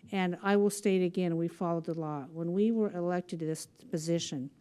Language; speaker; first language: English; native; English